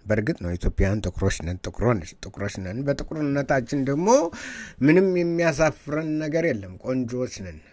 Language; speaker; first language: Amharic; native; Amharic